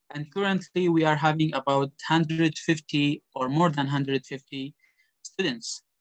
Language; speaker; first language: English; non-native, fluent; Arabic